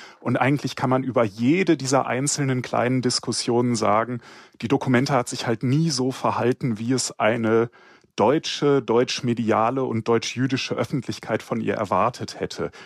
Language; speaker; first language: German; native; German